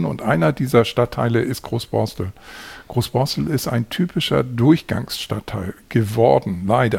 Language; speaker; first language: German; native; German